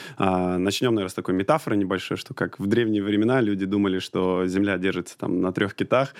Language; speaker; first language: Russian; native; Russian